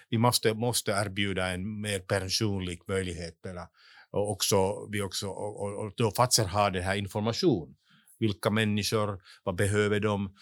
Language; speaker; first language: Swedish; non-native, local second language; Finnish